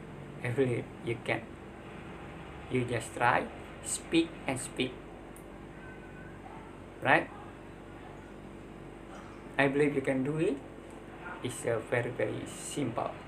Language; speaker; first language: English; non-native, learner; Indonesian